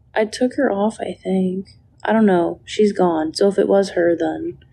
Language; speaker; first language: English; native; English